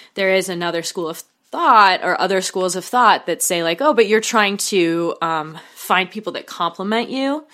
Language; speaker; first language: English; native; English